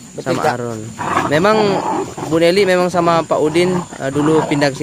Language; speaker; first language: Indonesian; native; Indonesian